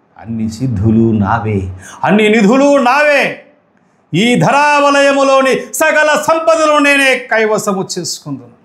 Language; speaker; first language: Telugu; native; Telugu